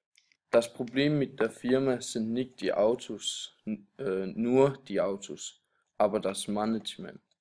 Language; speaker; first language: German; non-native, learner; Danish